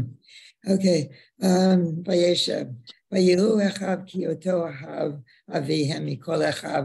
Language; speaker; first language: Hebrew; non-native, learner; English